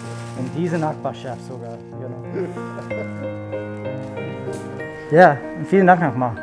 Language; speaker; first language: German; non-native, fluent; English